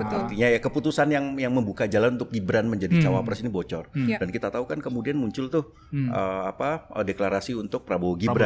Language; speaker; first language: Indonesian; native; Indonesian